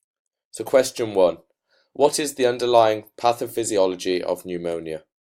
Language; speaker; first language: English; native; English